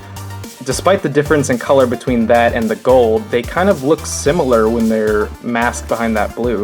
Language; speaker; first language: English; native; English